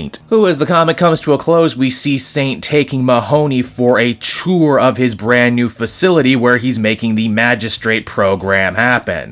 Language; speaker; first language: English; native; English